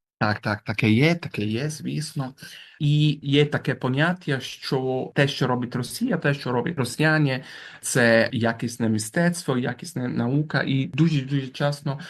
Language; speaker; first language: Ukrainian; non-native, fluent; Italian